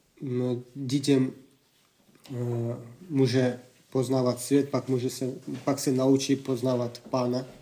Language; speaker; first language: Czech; non-native, fluent; Russian